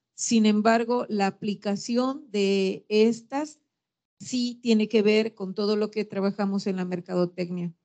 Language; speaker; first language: Spanish; native; Spanish